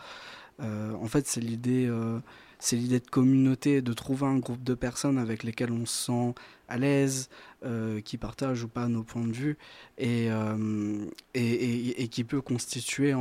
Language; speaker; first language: French; native; French